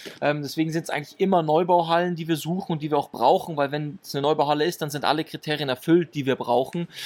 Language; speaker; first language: German; early bilingual, other home language; Italian